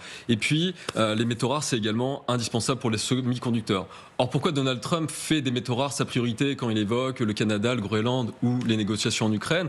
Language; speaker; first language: French; native; French